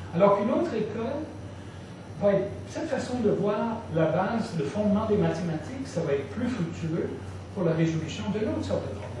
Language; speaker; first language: French; non-native, local second language; English